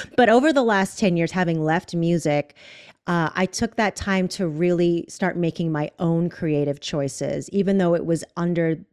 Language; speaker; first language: English; native; English